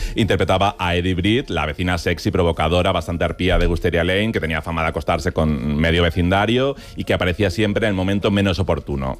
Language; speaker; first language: Spanish; native; Spanish